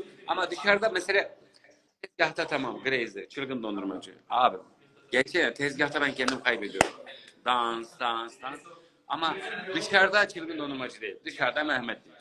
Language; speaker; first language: Turkish; native; Turkish